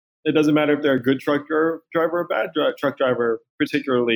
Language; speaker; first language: English; native; English